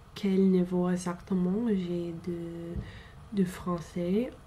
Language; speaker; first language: French; non-native, fluent; English